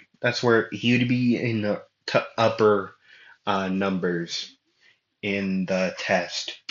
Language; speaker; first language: English; native; English